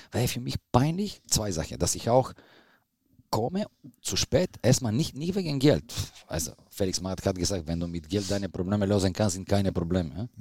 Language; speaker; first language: German; non-native, fluent; Bulgarian